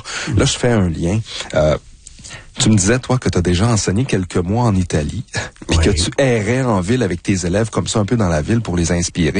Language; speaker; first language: French; native; French